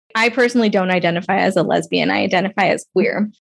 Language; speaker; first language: English; native; English